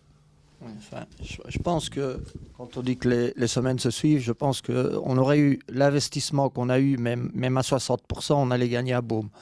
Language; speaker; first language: French; native; French